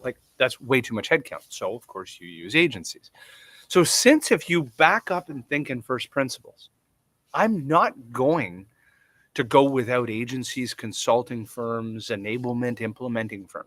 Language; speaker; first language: English; native; English